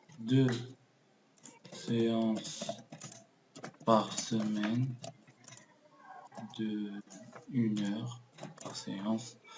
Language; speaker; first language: French; non-native, local second language; Arabic